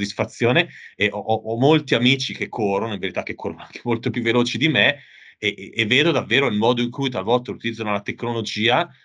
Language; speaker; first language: Italian; native; Italian